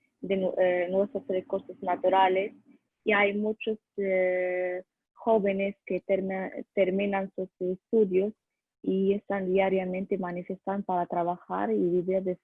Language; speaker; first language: Spanish; non-native, learner; Arabic